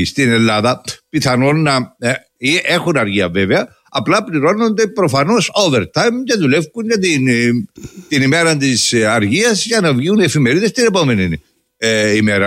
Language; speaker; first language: Greek; native; Greek